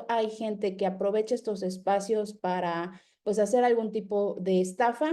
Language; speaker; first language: Spanish; native; Spanish